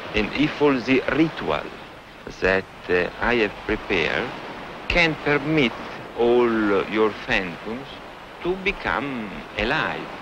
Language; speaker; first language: English; non-native, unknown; Italian